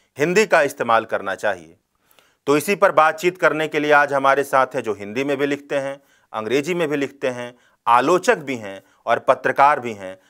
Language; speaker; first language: Hindi; native; Hindi